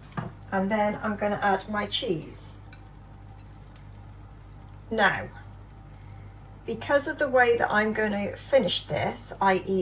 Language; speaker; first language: English; native; English